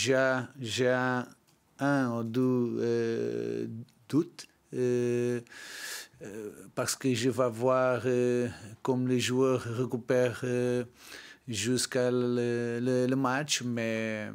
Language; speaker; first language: French; non-native, learner; Portuguese